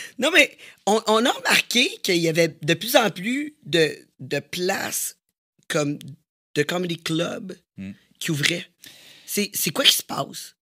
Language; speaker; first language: French; native; French